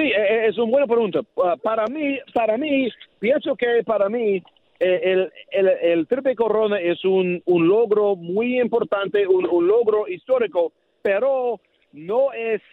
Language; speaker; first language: Spanish; non-native, learner; English